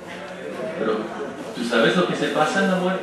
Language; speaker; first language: Spanish; non-native, fluent; French